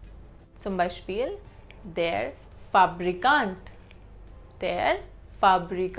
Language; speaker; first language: German; non-native, fluent; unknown